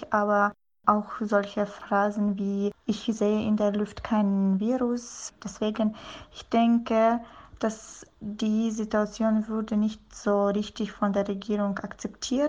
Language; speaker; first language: German; non-native, fluent; Russian